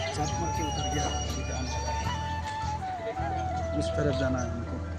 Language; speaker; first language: Hindi; non-native, local second language; Bangla